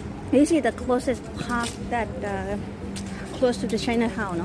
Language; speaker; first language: English; non-native, learner; Thai